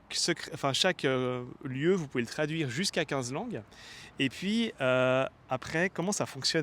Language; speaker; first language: French; native; French